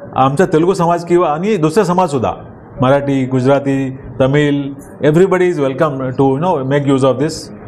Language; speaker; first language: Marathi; non-native, local second language; Telugu